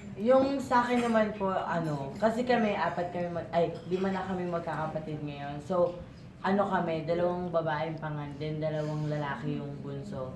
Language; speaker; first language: Filipino; native; Filipino